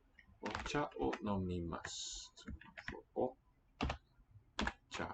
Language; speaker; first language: Japanese; non-native, learner; English